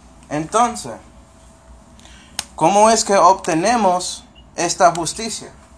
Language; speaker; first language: Spanish; non-native, fluent; English